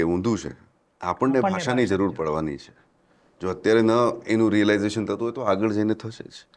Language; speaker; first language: Gujarati; non-native, local second language; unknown